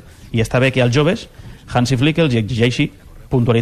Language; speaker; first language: Catalan; native; Catalan